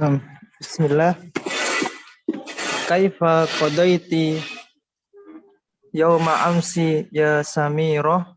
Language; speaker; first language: Arabic; non-native, learner; Indonesian